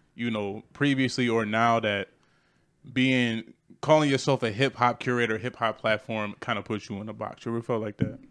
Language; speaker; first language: English; native; English